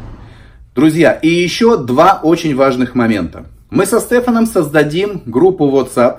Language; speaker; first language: Russian; native; Russian